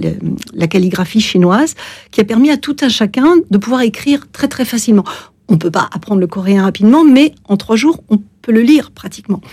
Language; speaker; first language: French; native; French